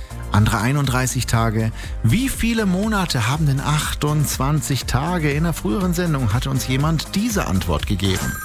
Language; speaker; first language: German; native; German